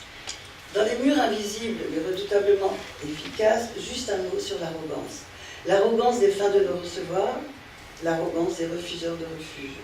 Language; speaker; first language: French; native; French